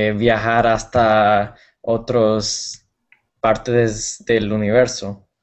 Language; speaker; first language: Spanish; non-native, fluent; English